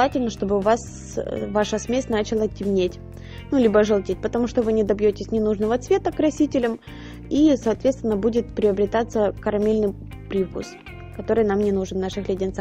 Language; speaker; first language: Russian; native; Russian